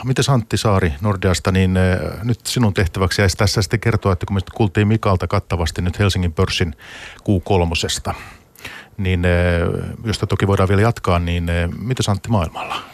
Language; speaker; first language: Finnish; native; Finnish